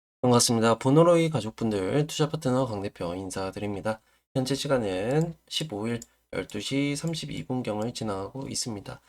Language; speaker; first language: Korean; native; Korean